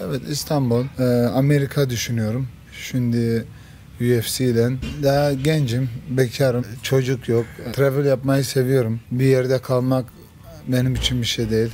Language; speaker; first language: Turkish; early bilingual, heritage; Turkish